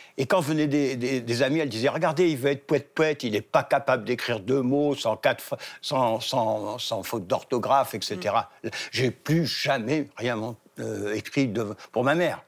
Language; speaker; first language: French; native; French